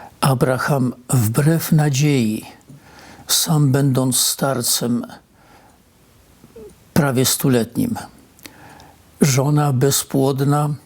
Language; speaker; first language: Polish; native; Polish